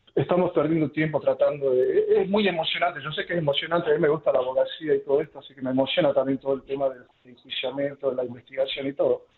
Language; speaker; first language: Spanish; native; Spanish